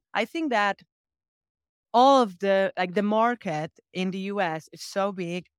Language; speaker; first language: English; non-native, fluent; Polish